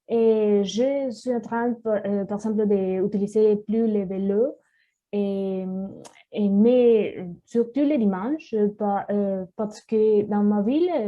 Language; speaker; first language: French; non-native, learner; Spanish